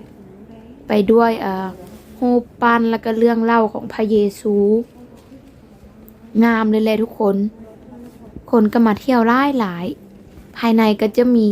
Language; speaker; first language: Thai; non-native, local second language; Lao